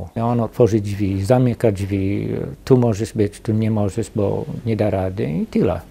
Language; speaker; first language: Polish; non-native, fluent; English